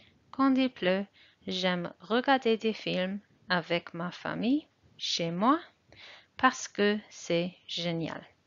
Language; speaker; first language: French; non-native, fluent; English